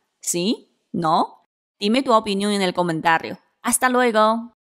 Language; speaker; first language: Spanish; non-native, fluent; Chinese